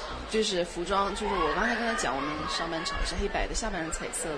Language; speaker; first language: Chinese; native; Chinese